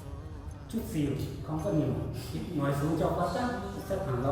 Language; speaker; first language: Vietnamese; non-native, learner; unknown